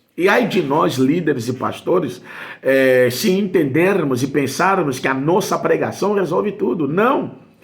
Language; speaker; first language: Portuguese; native; Portuguese